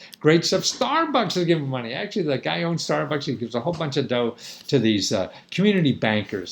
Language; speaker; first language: English; native; English